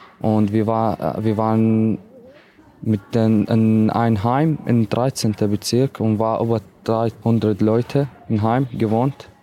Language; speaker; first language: German; non-native, learner; Arabic